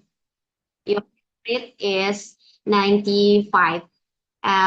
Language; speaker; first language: English; non-native, learner; Indonesian